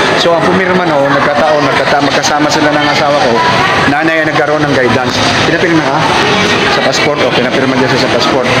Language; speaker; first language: Filipino; non-native, local second language; Cebuano